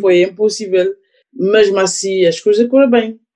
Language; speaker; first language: Portuguese; non-native, learner; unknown